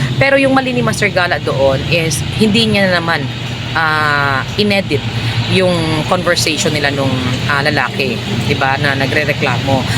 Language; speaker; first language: Filipino; non-native, local second language; Cebuano